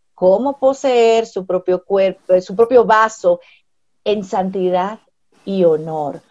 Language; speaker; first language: Spanish; native; Spanish